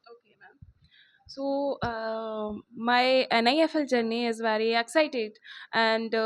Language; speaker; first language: English; non-native, local second language; Hindi